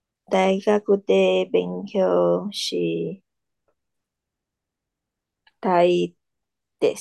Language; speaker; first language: Japanese; non-native, learner; Chinese